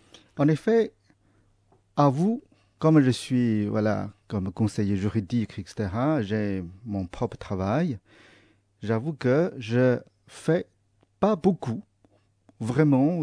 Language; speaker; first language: French; non-native, fluent; Chinese